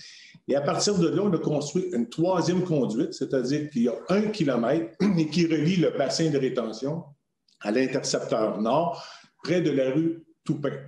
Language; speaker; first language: French; native; French